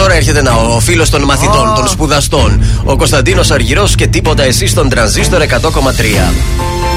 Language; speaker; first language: Greek; native; Greek